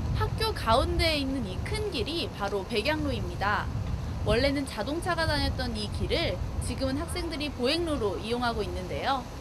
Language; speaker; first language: Korean; native; Korean